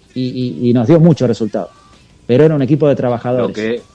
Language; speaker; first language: Spanish; native; Spanish